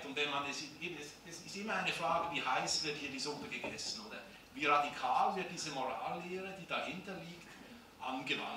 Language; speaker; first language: German; native; German